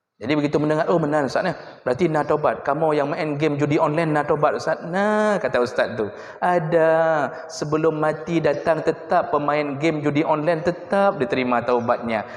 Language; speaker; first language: Malay; native; Malay